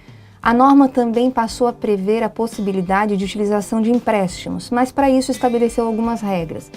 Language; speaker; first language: Portuguese; native; Portuguese